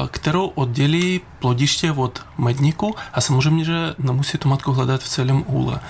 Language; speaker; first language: Czech; non-native, fluent; Ukrainian